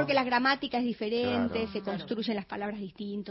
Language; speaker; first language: Spanish; native; Spanish